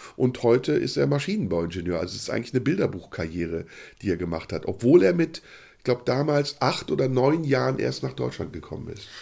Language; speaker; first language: German; early bilingual, other home language; Turkish